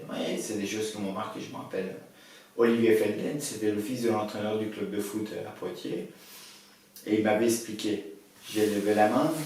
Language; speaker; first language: French; early bilingual, other home language; Persian